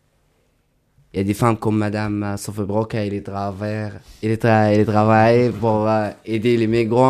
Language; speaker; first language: French; non-native, learner; Arabic